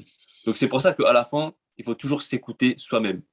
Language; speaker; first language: French; native; French